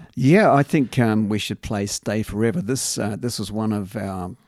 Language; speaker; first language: English; native; English